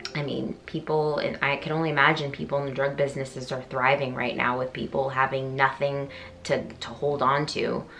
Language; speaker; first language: English; native; English